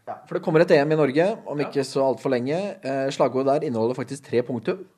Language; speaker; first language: Norwegian; native; Norwegian